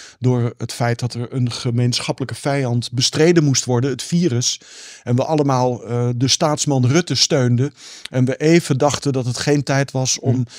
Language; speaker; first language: Dutch; native; Dutch